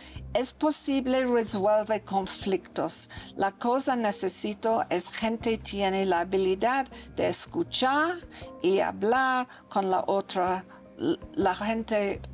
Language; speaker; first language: Spanish; non-native, learner; English